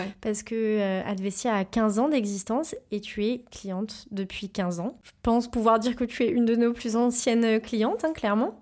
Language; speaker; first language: French; native; French